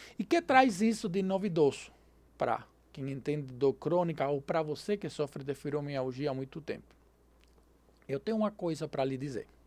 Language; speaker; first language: Portuguese; non-native, fluent; Spanish